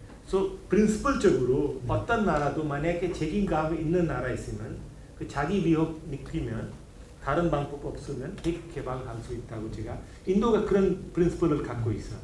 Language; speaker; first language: Korean; non-native, learner; Hindi